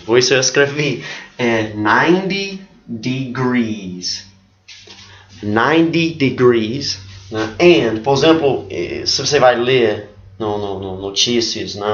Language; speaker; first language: Portuguese; non-native, fluent; English